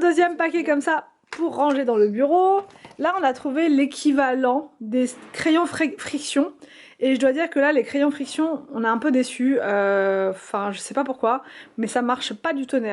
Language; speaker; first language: French; native; French